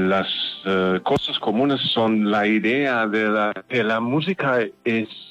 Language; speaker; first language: Spanish; non-native, learner; German